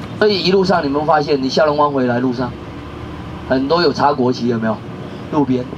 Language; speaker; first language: Chinese; non-native, fluent; Vietnamese